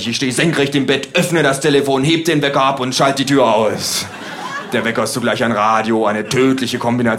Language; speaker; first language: German; native; German